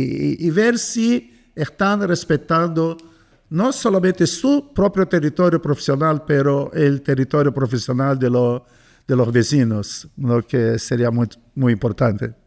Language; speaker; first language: Spanish; non-native, fluent; Portuguese